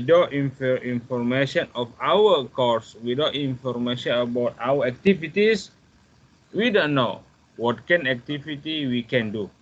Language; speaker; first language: English; non-native, fluent; Malay